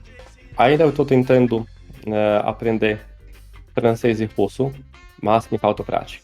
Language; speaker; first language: Portuguese; non-native, fluent; Polish